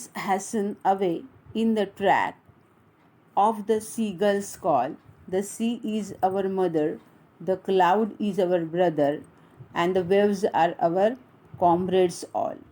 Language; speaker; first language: English; non-native, local second language; Marathi